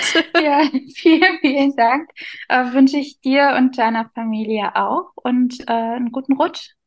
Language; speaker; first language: German; early bilingual, other home language; Turkish